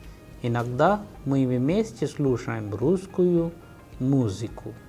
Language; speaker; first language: Russian; non-native, fluent; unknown